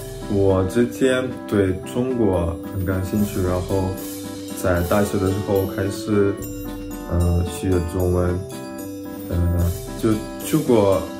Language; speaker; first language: Chinese; non-native, fluent; Russian